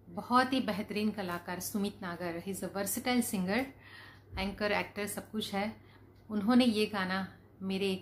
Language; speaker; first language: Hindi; non-native, local second language; Gujarati